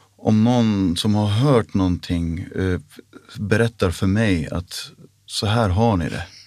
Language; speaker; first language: Swedish; non-native, local second language; Finnish